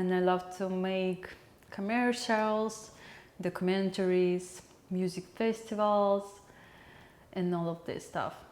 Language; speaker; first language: English; non-native, learner; Russian